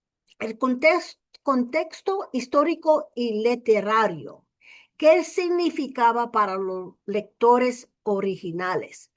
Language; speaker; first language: Spanish; early bilingual, heritage; English